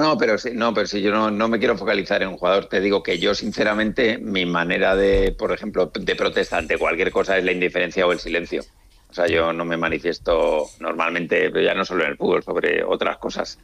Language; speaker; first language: Spanish; native; Spanish